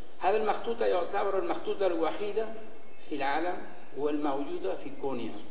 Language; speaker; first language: Arabic; non-native, fluent; Spanish